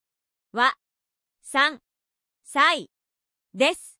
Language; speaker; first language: Japanese; non-native, learner; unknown